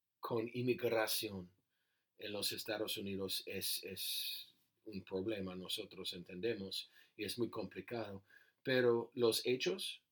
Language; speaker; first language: Spanish; non-native, learner; English